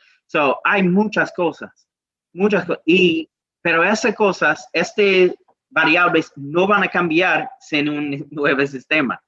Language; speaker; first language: Spanish; non-native, learner; English